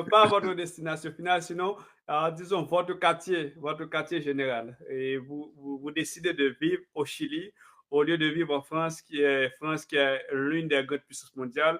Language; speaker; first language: French; non-native, local second language; Haitian Creole